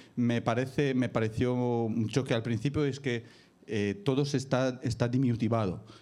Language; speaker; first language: Spanish; non-native, fluent; Romanian